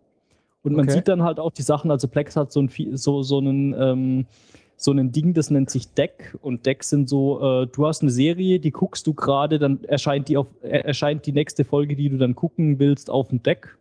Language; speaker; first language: German; native; German